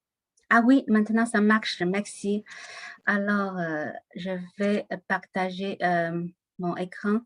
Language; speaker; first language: French; non-native, learner; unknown